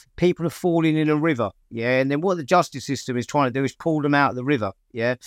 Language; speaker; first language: English; native; English